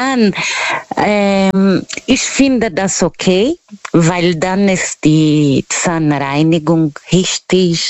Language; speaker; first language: German; non-native, learner; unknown